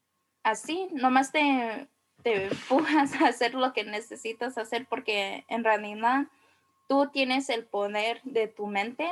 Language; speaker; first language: Spanish; early bilingual, heritage; Spanish